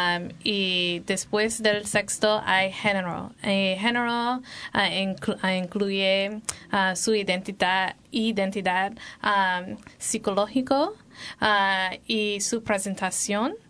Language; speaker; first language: Spanish; non-native, learner; English